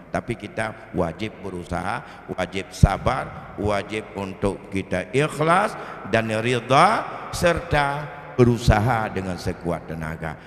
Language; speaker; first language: Malay; non-native, local second language; Achinese